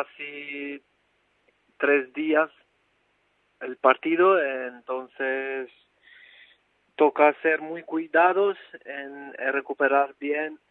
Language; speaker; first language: Spanish; non-native, fluent; Albanian